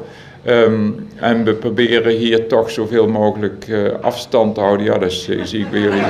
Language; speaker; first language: Dutch; native; Dutch